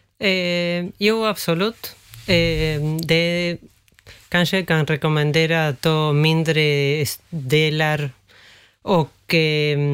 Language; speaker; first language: Swedish; non-native, fluent; Spanish